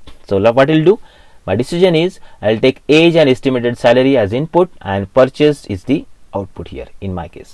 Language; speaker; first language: English; non-native, local second language; Marathi